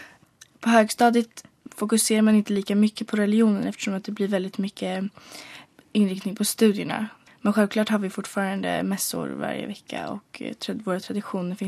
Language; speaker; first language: Swedish; early bilingual, other home language; Polish